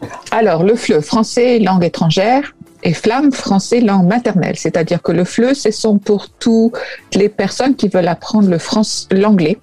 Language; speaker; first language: French; native; French